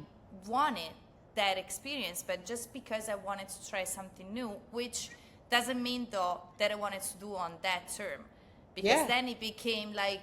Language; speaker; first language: English; non-native, fluent; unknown